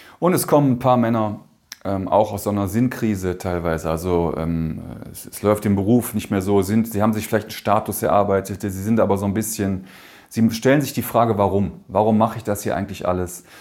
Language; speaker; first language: German; native; German